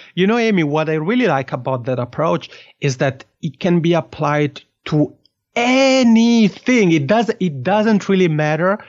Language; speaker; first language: English; non-native, fluent; French